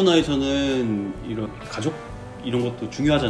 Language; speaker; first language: Korean; native; Korean